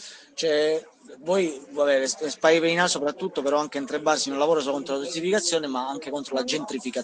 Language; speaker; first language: Italian; native; Italian